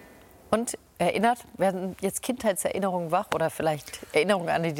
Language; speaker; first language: German; native; German